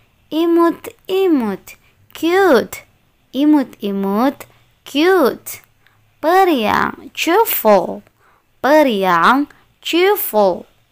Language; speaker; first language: English; non-native, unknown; Indonesian